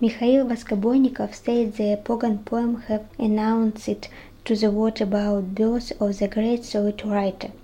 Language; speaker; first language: English; non-native, learner; Russian